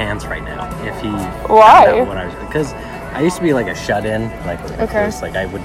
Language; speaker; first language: English; native; English